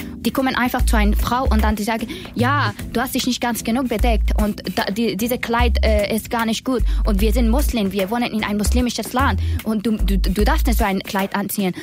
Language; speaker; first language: German; non-native, learner; Persian